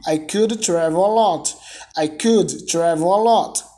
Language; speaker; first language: English; non-native, fluent; Portuguese